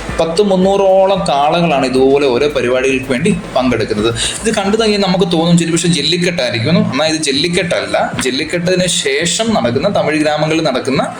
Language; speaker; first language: Malayalam; native; Malayalam